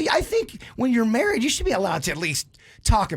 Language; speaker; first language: English; native; English